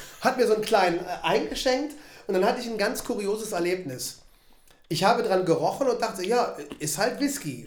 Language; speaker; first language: German; native; German